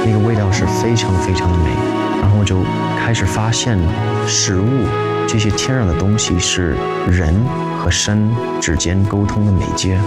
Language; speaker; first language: Chinese; non-native, fluent; English